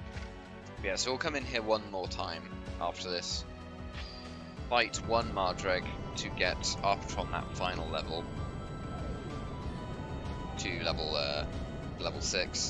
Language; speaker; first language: English; native; English